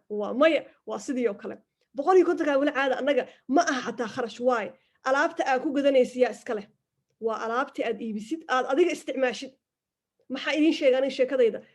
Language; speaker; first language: Somali; early bilingual, heritage; Somali